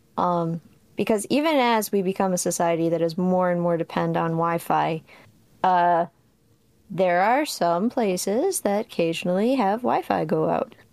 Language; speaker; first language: English; native; English